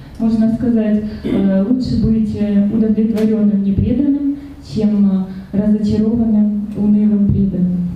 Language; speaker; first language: Russian; native; Russian